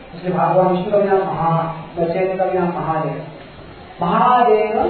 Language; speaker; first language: Hindi; non-native, local second language; Marathi